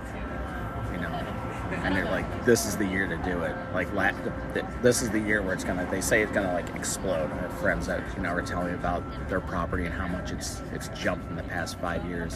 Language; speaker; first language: English; native; English